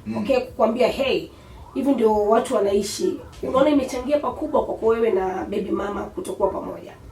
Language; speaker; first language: Swahili; native; Swahili